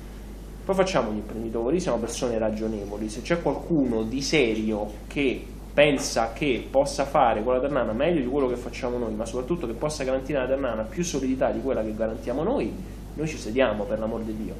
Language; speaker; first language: Italian; native; Italian